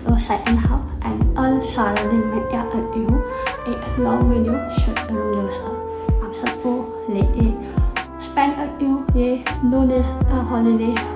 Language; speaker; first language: Hindi; non-native, local second language; Bangla